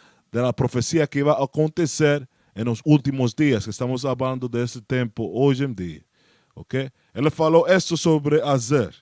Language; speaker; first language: Portuguese; non-native, learner; Spanish